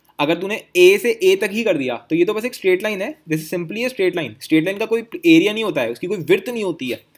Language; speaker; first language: Hindi; native; Hindi